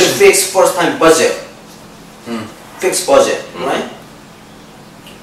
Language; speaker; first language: English; non-native, learner; Korean